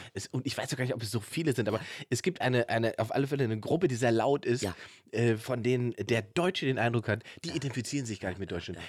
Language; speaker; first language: German; native; German